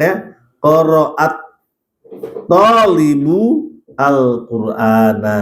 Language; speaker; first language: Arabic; non-native, fluent; Indonesian